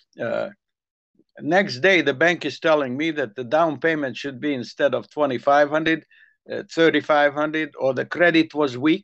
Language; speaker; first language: English; non-native, fluent; Hungarian